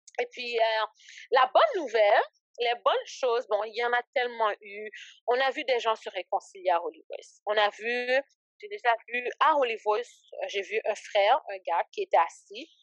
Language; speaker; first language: French; early bilingual, other home language; Haitian Creole